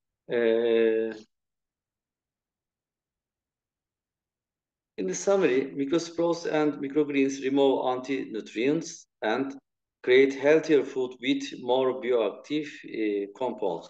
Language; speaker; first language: English; non-native, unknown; Turkish